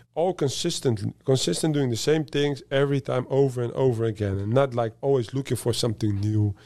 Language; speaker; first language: English; non-native, fluent; Dutch